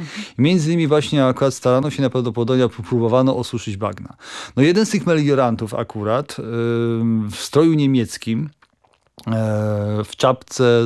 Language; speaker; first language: Polish; native; Polish